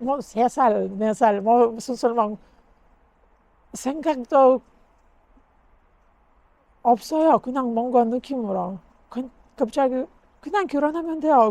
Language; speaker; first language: Korean; non-native, learner; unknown